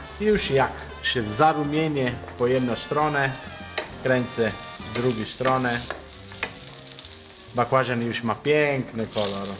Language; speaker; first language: Polish; non-native, learner; Italian